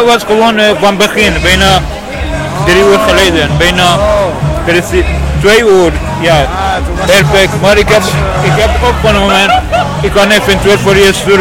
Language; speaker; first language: Dutch; non-native, learner; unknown